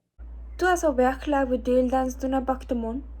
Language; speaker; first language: French; non-native, learner; Spanish